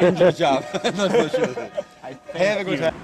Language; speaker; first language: English; non-native, learner; German